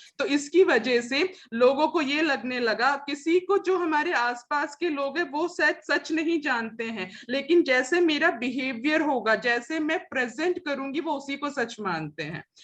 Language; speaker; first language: Hindi; non-native, local second language; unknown